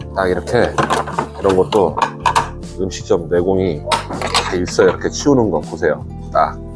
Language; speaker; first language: Korean; native; Korean